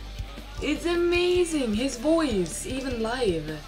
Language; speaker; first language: English; non-native, fluent; Swedish